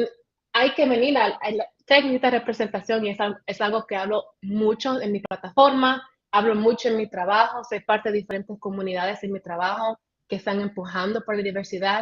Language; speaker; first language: Spanish; early bilingual, heritage; Spanish